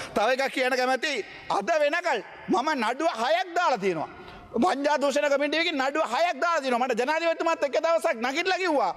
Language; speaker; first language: Sinhala; non-native, local second language; Tamil